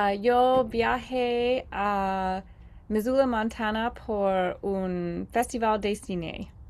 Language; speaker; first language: Spanish; non-native, learner; English